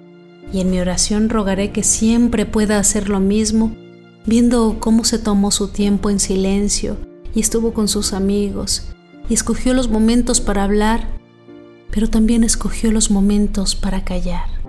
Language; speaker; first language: Spanish; native; Spanish